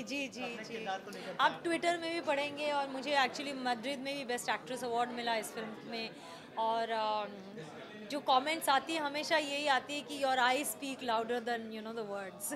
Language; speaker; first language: Hindi; non-native, local second language; Bangla